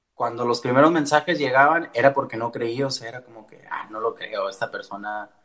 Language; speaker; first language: Spanish; early bilingual, heritage; Spanish